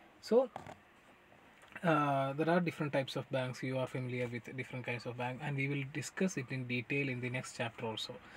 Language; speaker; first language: English; non-native, local second language; Malayalam